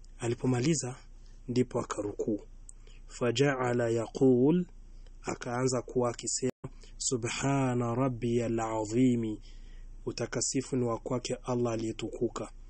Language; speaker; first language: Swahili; native; Swahili